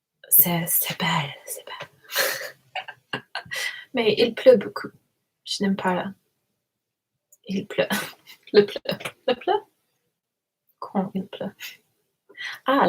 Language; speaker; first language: French; non-native, learner; English